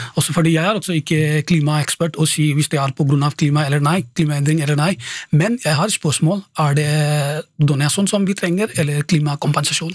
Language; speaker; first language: Norwegian; non-native, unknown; Nepali